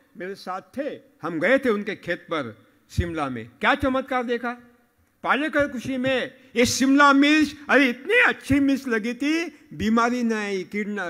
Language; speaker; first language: Hindi; non-native, local second language; Marathi